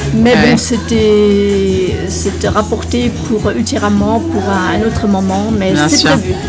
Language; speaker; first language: French; non-native, fluent; German